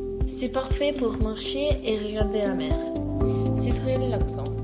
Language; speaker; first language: French; non-native, learner; Italian